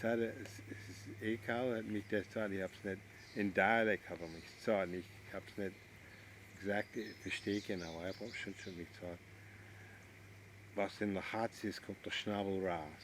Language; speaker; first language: German; early bilingual, heritage; Pennsylvania German